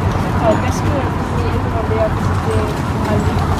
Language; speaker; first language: French; non-native, learner; Dutch